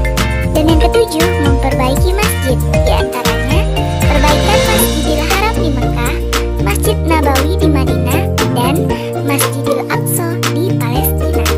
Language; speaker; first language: Indonesian; native; Indonesian